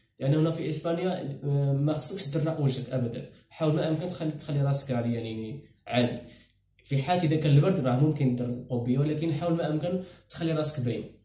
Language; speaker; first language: Arabic; native; Arabic